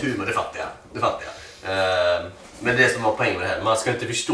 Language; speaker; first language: Swedish; native; Swedish